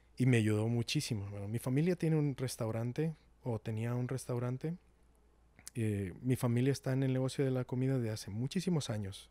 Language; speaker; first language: Spanish; native; Spanish